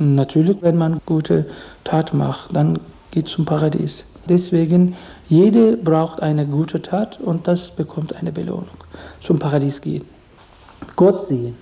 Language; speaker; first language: German; non-native, learner; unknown